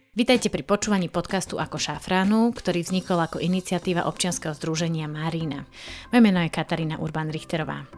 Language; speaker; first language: Slovak; native; Slovak